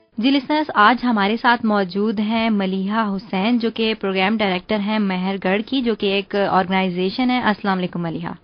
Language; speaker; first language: Urdu; native; Urdu